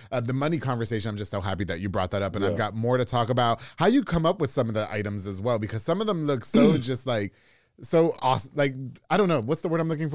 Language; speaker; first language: English; native; English